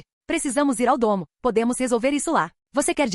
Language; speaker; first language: Portuguese; native; Portuguese